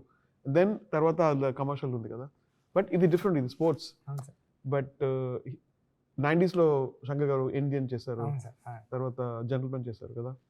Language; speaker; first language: Telugu; non-native, local second language; Tamil